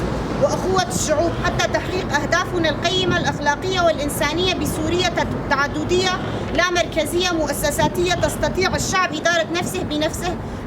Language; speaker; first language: Arabic; non-native, local second language; Kurdish